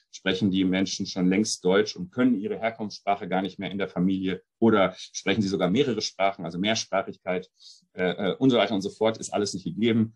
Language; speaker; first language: German; early bilingual, other home language; Arabic